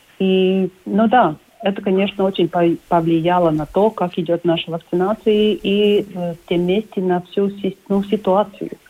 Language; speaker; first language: Russian; non-native, local second language; Latvian